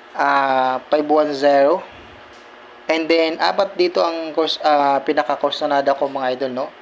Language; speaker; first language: Filipino; non-native, local second language; Cebuano